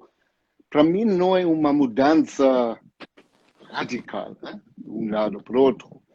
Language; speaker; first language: Portuguese; non-native, fluent; German